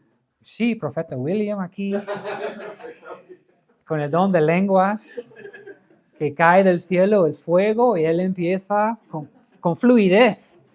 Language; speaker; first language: Spanish; non-native, fluent; English